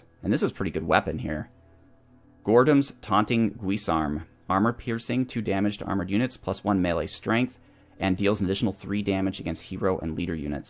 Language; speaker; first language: English; native; English